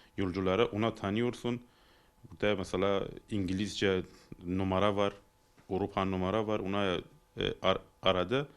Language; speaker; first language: Turkish; non-native, learner; Persian